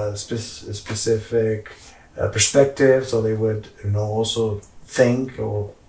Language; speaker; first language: English; non-native, fluent; Portuguese